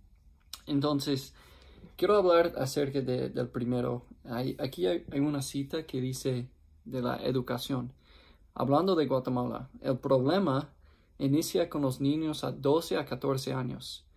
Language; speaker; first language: Spanish; non-native, fluent; English